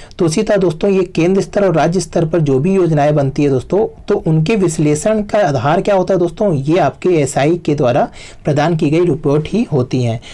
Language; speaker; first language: Hindi; native; Hindi